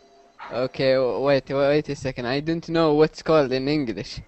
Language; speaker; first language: English; non-native, learner; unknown